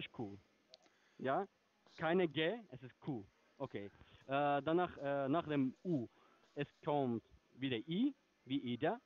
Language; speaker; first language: German; non-native, learner; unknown